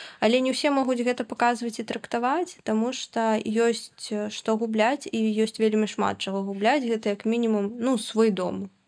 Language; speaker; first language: Belarusian; non-native, local second language; Russian